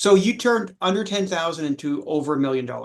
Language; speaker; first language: English; native; English